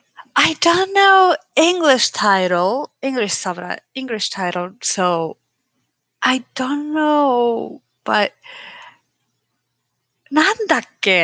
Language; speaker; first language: English; non-native, learner; Japanese